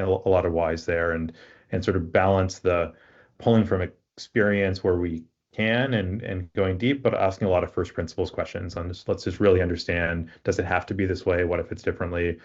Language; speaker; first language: English; native; English